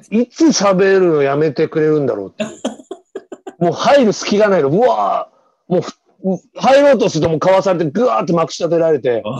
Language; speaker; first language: Japanese; native; Japanese